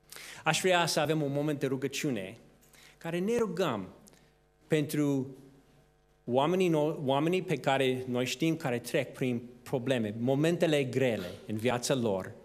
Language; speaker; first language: Romanian; non-native, fluent; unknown